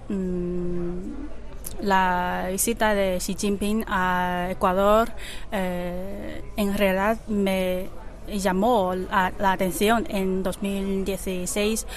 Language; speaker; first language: Spanish; non-native, learner; Chinese